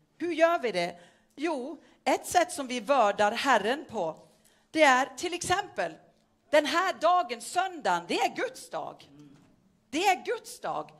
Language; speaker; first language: Swedish; non-native, fluent; Norwegian